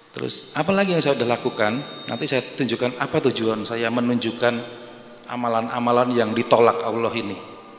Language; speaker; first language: Indonesian; native; Indonesian